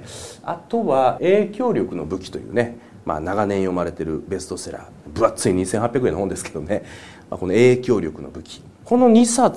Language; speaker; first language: Japanese; native; Japanese